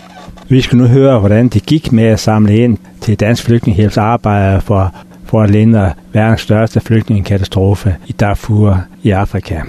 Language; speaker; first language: Danish; native; Danish